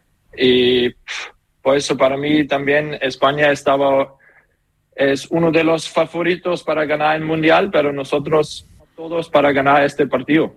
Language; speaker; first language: Spanish; non-native, learner; German